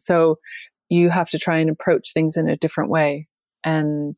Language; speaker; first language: English; native; English